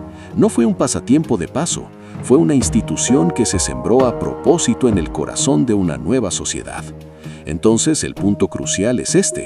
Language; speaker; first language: Spanish; native; Spanish